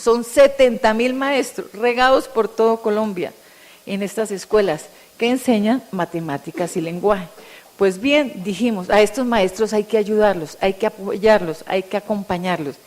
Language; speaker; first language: Spanish; native; Spanish